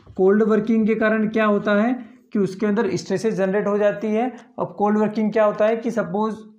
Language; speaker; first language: Hindi; native; Hindi